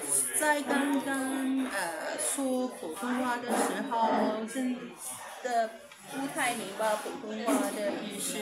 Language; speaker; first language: Chinese; non-native, local second language; Cantonese